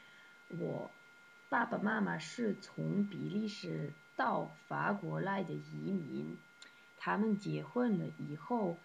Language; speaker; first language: Chinese; non-native, learner; Dutch